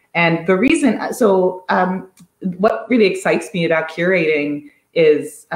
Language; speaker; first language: English; native; English